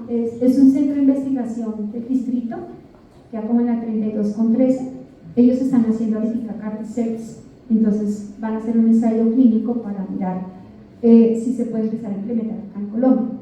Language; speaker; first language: Spanish; native; Spanish